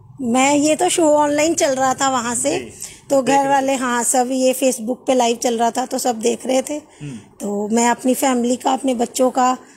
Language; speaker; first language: Hindi; native; Hindi